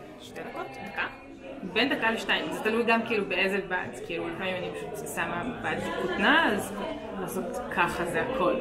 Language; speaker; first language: Hebrew; non-native, local second language; Arabic